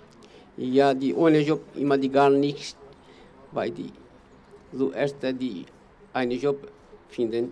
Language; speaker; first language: German; non-native, learner; Kurdish